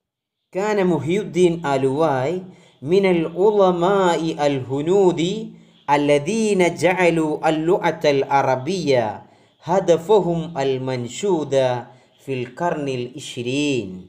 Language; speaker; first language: Arabic; non-native, fluent; Malayalam